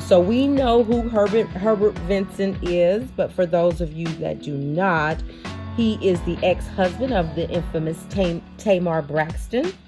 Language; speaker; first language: English; native; English